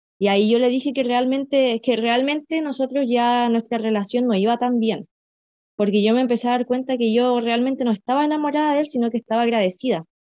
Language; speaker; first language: Spanish; native; Spanish